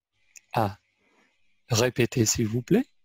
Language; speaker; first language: French; non-native, fluent; Albanian